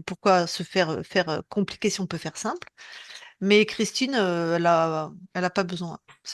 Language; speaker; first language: French; native; French